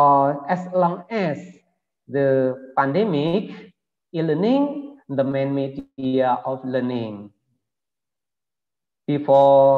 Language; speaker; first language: English; non-native, learner; Indonesian